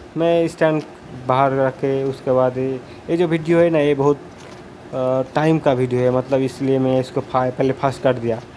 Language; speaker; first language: Hindi; non-native, local second language; Bangla